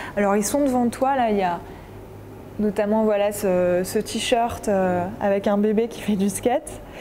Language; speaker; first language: French; native; French